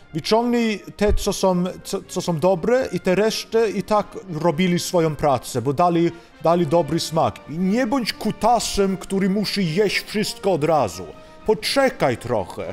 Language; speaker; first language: Polish; non-native, fluent; Swedish